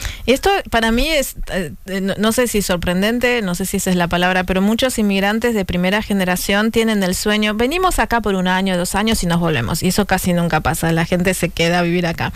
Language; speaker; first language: Spanish; native; Spanish